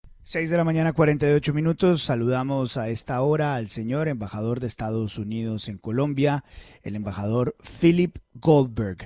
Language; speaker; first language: Spanish; native; Spanish